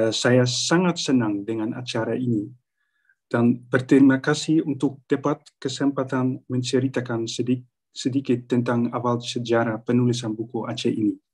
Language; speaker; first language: Indonesian; non-native, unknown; Dutch